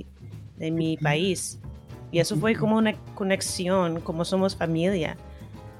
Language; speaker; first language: Spanish; non-native, fluent; English